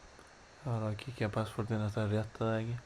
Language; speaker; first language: Icelandic; non-native, learner; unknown